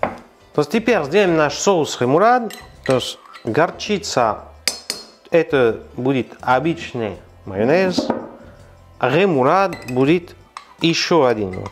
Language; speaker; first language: Russian; non-native, learner; French